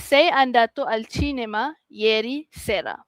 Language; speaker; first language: Italian; non-native, fluent; Malay